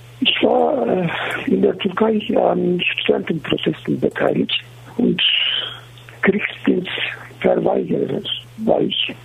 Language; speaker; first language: German; non-native, learner; Turkish